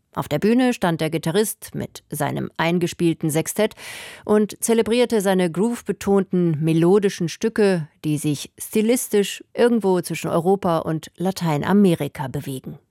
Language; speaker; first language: German; native; German